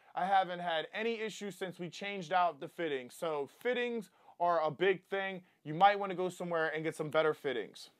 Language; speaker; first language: English; native; English